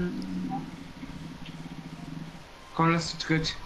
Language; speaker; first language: German; native; German